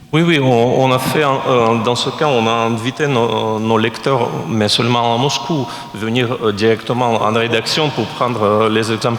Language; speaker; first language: French; non-native, fluent; Russian